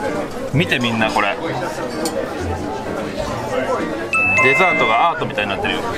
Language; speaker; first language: Japanese; native; Japanese